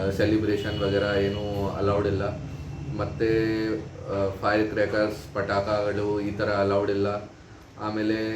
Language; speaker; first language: Kannada; non-native, fluent; Hindi